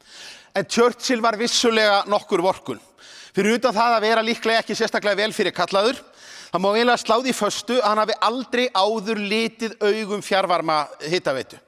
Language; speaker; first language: Icelandic; native; Icelandic